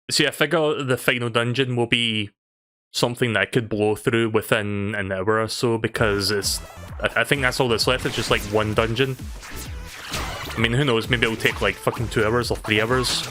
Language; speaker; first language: English; native; English